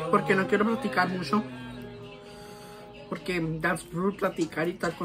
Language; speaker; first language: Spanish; early bilingual, heritage; Spanish